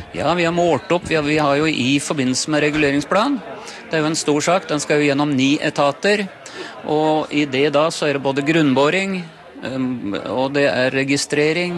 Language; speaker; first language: Norwegian; native; Norwegian